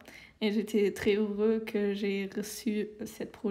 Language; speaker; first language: French; non-native, learner; German